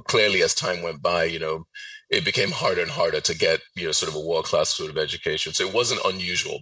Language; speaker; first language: English; non-native, local second language; Yoruba